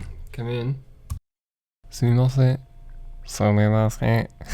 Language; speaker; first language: Japanese; non-native, learner; English